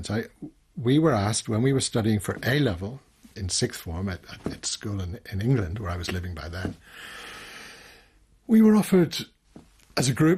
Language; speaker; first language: English; native; English